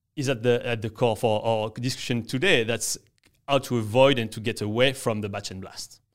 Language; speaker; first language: English; non-native, fluent; French